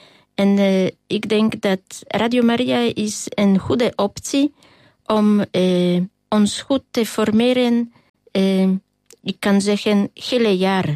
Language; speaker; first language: Dutch; non-native, learner; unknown